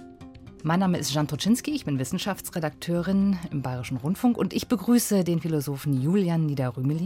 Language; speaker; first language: German; native; German